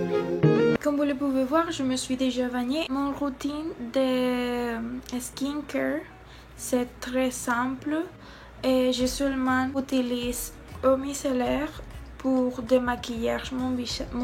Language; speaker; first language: French; non-native, learner; Spanish